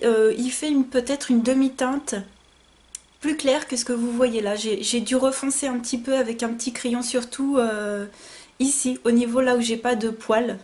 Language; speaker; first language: French; native; French